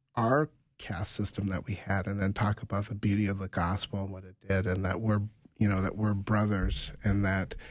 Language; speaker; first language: English; native; English